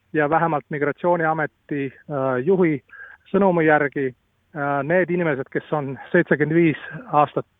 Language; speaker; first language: Estonian; non-native, fluent; Latvian